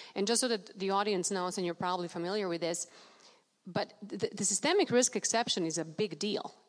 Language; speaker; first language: English; non-native, fluent; Serbian